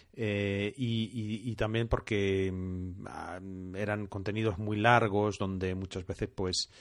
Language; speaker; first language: Spanish; non-native, fluent; French